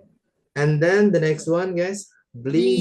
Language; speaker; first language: English; non-native, fluent; Indonesian